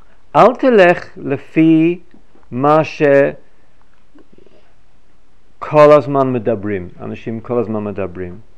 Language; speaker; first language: Hebrew; non-native, fluent; English